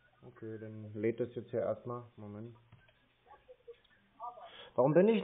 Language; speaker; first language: German; native; German